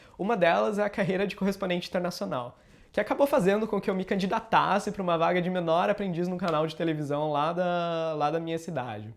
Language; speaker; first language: Portuguese; native; Portuguese